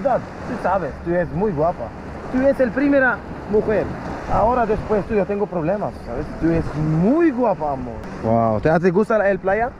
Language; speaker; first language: Spanish; non-native, learner; Swedish